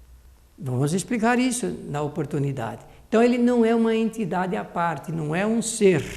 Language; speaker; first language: Portuguese; native; Portuguese